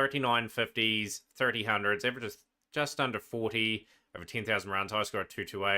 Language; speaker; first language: English; native; English